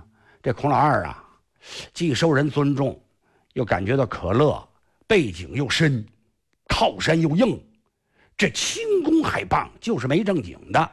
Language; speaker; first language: Chinese; native; Chinese